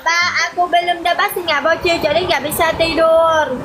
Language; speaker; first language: Indonesian; non-native, learner; Vietnamese